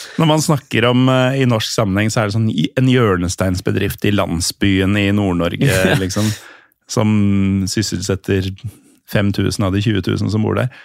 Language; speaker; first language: Norwegian; native; Norwegian